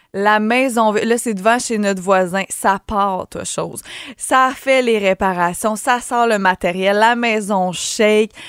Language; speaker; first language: French; native; French